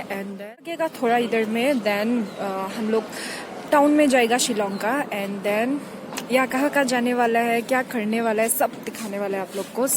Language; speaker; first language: Hindi; non-native, local second language; Assamese